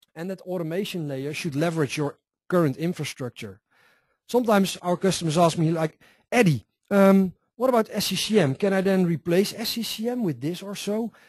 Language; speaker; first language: English; non-native, fluent; Dutch